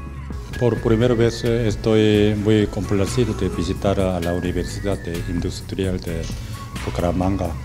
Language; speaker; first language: Spanish; non-native, learner; Korean